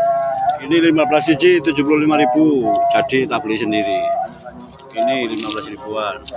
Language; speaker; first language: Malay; non-native, local second language; Javanese